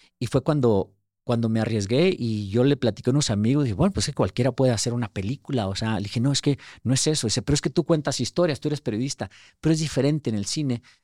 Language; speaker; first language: Spanish; native; Spanish